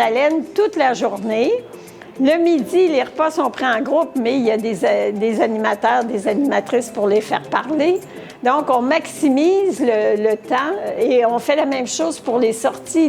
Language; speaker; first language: French; native; French